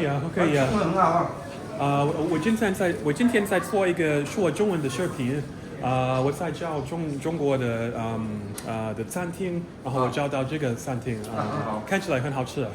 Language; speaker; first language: Chinese; non-native, learner; English